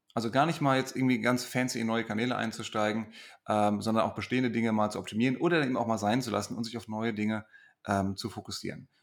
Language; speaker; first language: German; native; German